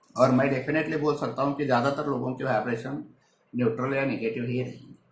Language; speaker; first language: Hindi; non-native, local second language; Marathi